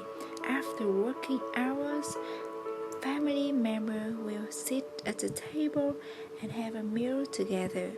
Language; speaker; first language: English; non-native, learner; Vietnamese